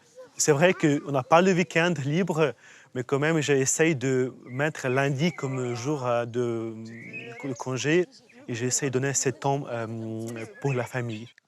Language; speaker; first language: French; non-native, fluent; Ukrainian